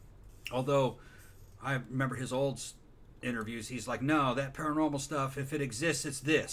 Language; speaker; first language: English; native; English